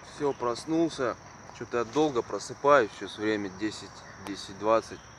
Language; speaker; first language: Russian; native; Russian